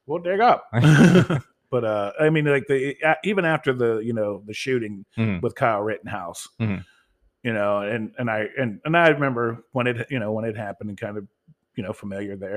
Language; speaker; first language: English; native; English